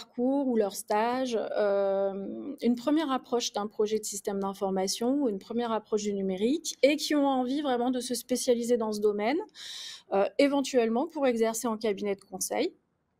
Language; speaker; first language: French; native; French